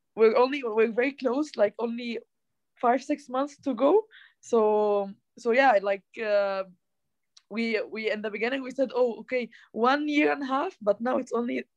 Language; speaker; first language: English; non-native, fluent; Arabic